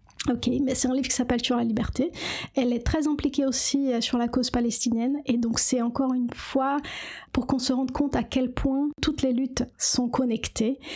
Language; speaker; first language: French; non-native, fluent; Portuguese